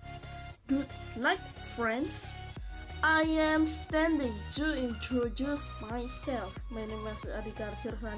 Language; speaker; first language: English; non-native, learner; Indonesian